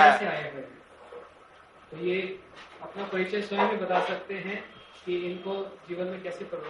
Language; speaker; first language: Hindi; native; Hindi